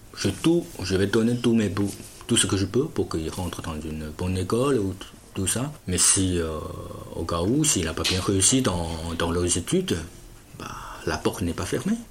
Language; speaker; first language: French; non-native, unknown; Chinese